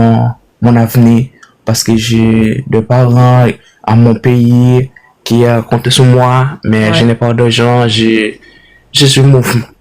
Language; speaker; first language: French; non-native, learner; Haitian Creole